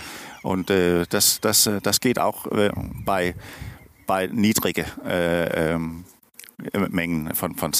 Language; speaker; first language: German; non-native, learner; Danish